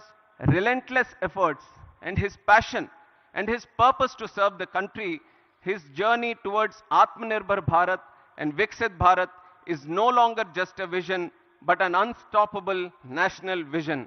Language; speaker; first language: English; non-native, local second language; Telugu